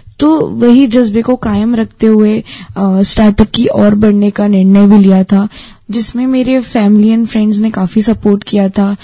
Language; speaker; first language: Hindi; native; Hindi